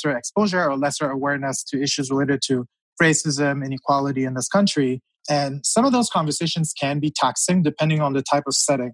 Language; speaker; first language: English; non-native, local second language; French